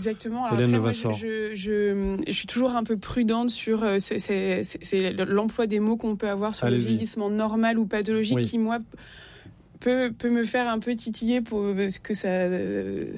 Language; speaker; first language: French; native; French